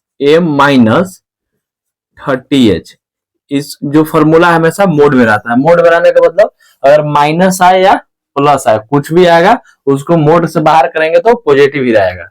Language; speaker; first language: Hindi; native; Hindi